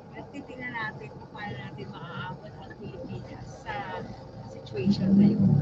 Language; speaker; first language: Filipino; non-native, local second language; Bikol